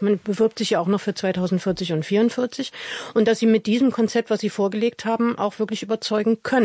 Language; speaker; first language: German; native; German